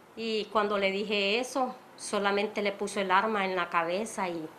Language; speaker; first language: Spanish; native; Spanish